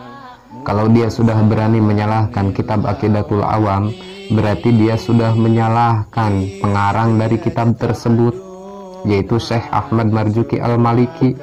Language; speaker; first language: Indonesian; non-native, local second language; Sundanese